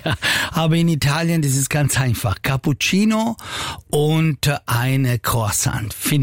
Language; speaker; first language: German; non-native, learner; Italian